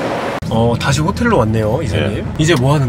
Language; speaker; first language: Korean; native; Korean